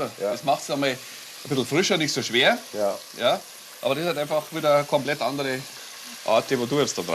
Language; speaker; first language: German; native; German